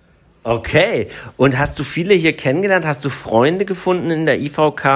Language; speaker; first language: German; native; German